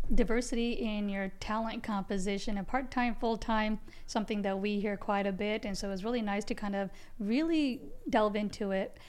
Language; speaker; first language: English; native; English